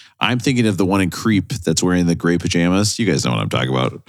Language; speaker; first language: English; native; English